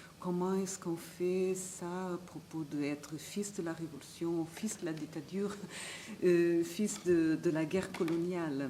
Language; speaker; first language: French; non-native, fluent; Portuguese